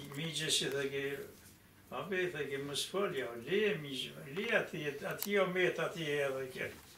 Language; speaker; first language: Albanian; early bilingual, heritage; Albanian